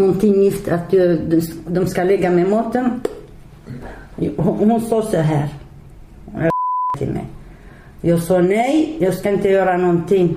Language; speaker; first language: Swedish; non-native, learner; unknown